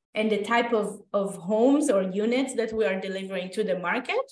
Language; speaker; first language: English; non-native, fluent; Hebrew